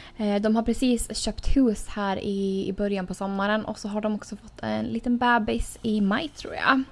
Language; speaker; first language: Swedish; native; Swedish